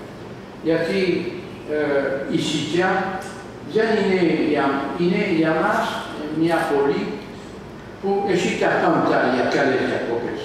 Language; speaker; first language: Greek; non-native, learner; French